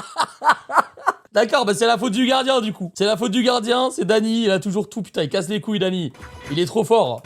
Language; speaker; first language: French; native; French